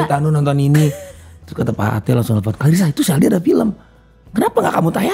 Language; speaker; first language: Indonesian; native; Indonesian